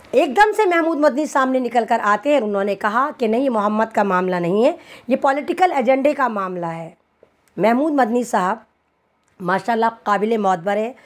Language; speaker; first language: Hindi; native; Hindi